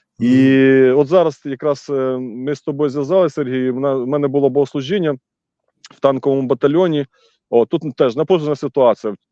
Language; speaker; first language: Ukrainian; native; Ukrainian